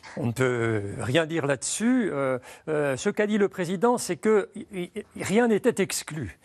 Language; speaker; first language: French; native; French